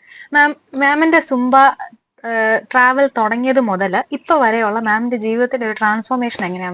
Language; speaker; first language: Malayalam; native; Malayalam